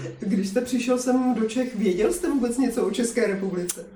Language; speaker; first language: Czech; native; Czech